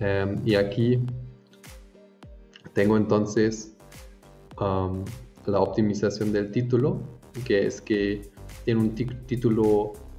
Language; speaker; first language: Spanish; non-native, fluent; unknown